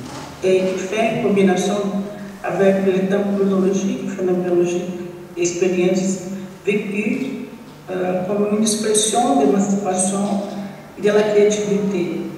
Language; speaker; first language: French; non-native, learner; Portuguese